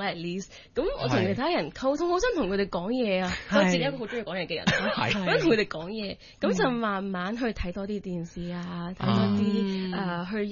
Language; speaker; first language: Cantonese; early bilingual, other home language; Punjabi